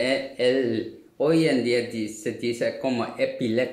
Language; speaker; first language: Spanish; non-native, learner; Korean